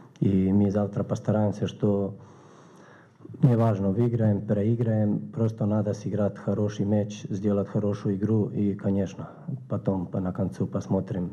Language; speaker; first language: Russian; non-native, learner; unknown